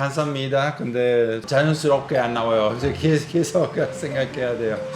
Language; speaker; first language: Korean; non-native, learner; Italian